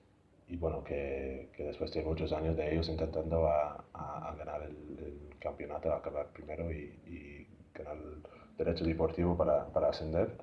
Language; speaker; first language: Spanish; non-native, fluent; English